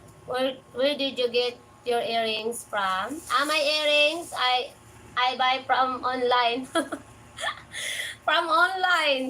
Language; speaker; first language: English; non-native, learner; Filipino